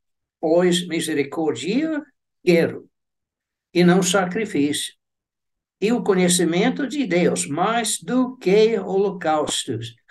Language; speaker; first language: Portuguese; non-native, fluent; English